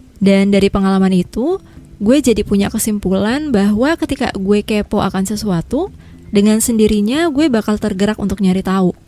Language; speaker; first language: Indonesian; native; Indonesian